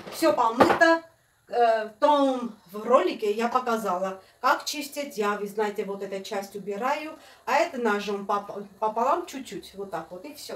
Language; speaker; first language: Russian; non-native, fluent; Armenian